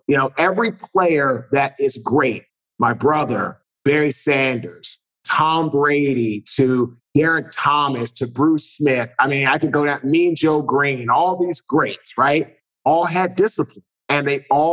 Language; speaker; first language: English; native; English